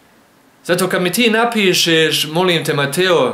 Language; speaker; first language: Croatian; early bilingual, heritage; Croatian